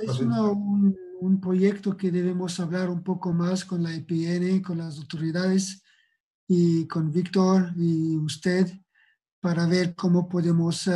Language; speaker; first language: Spanish; non-native, fluent; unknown